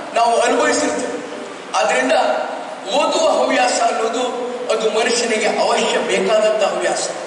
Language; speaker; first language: Kannada; native; Kannada